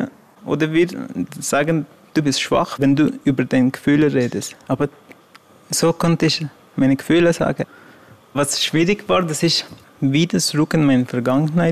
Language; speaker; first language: German; non-native, fluent; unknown